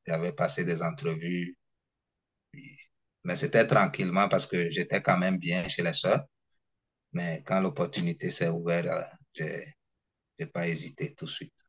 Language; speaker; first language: French; non-native, local second language; Ewe